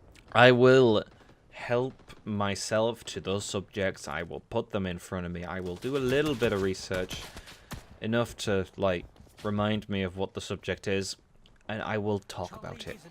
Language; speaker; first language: English; native; English